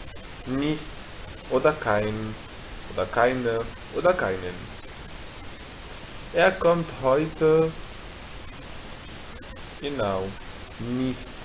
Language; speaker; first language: German; non-native, fluent; Arabic